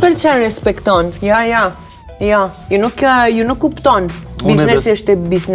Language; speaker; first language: Albanian; early bilingual, heritage; Albanian